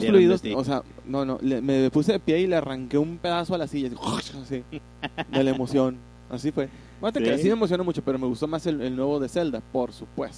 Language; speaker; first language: Spanish; native; Spanish